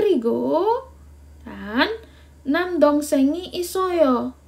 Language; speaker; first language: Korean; non-native, learner; Indonesian